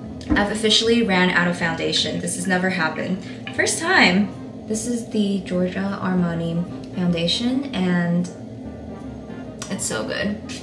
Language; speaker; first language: English; early bilingual, other home language; Chinese